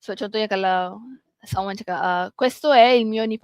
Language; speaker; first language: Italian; non-native, learner; Malay